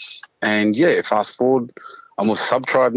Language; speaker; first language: English; native; English